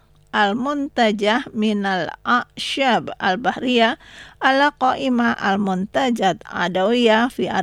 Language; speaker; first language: Arabic; non-native, learner; Indonesian